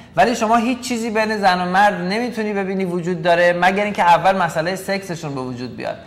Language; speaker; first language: Persian; native; Persian